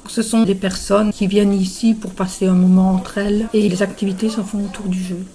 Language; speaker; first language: French; native; French